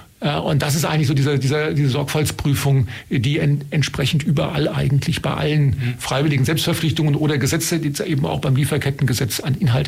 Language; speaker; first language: German; native; German